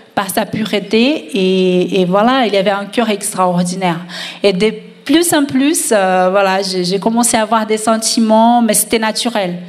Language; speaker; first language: French; non-native, fluent; Portuguese